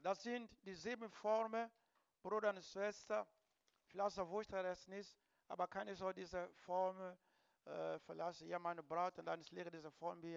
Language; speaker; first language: German; non-native, learner; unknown